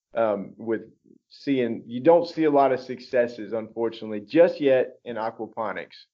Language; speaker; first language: English; native; English